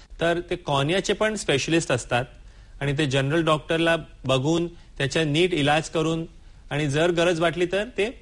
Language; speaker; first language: Marathi; non-native, local second language; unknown